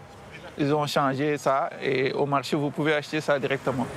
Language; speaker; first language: French; non-native, local second language; Wolof